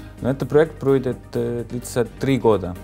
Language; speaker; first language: Russian; non-native, local second language; Estonian